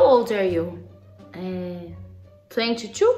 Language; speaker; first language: English; non-native, learner; Portuguese